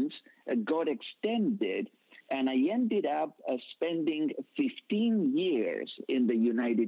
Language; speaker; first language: English; non-native, fluent; Spanish